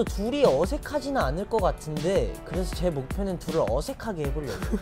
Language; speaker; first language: Korean; native; Korean